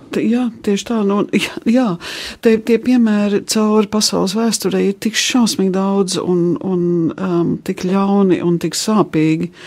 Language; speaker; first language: Latvian; early bilingual, heritage; Latvian